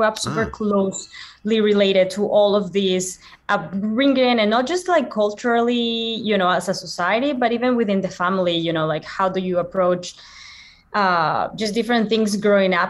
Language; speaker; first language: English; non-native, fluent; Spanish